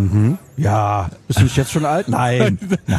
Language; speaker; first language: German; native; German